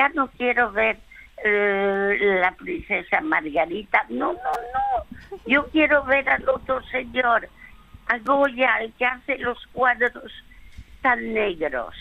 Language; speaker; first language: Spanish; early bilingual, other home language; French